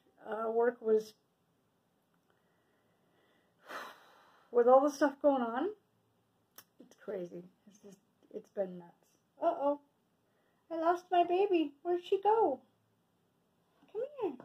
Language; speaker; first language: English; native; English